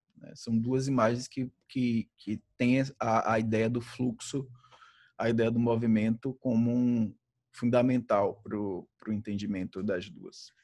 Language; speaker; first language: Portuguese; native; Portuguese